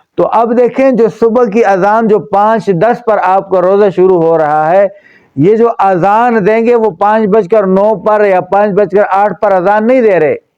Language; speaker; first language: Urdu; non-native, local second language; Pashto